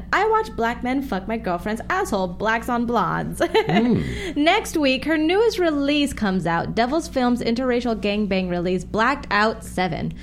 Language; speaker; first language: English; native; English